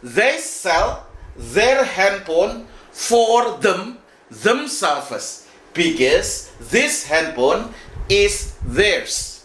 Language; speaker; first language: English; non-native, fluent; Indonesian